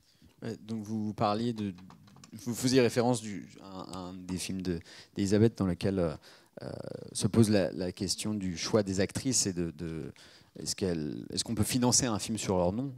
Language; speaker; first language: French; native; French